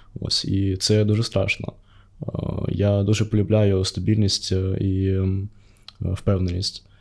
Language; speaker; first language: Ukrainian; non-native, local second language; Russian